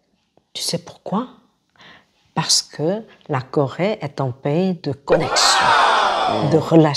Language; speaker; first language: French; non-native, fluent; Korean